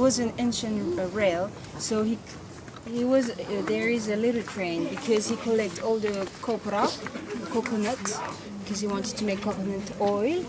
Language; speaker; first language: English; non-native, learner; French